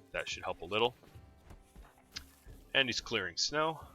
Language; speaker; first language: English; native; English